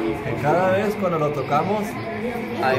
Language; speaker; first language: Spanish; non-native, fluent; German